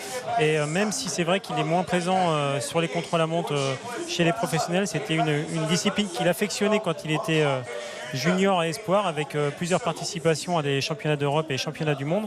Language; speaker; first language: French; native; French